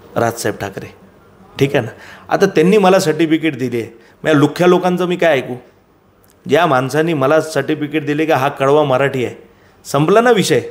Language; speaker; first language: Marathi; non-native, local second language; Gujarati